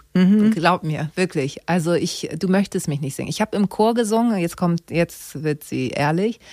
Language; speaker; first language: German; native; German